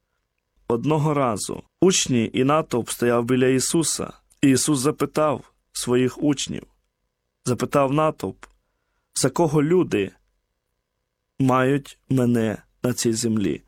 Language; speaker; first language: Ukrainian; native; Ukrainian